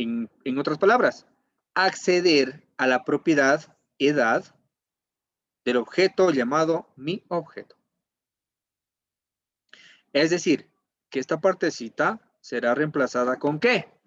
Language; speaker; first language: Spanish; native; Spanish